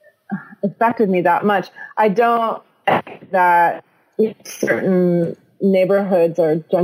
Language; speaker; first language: English; native; English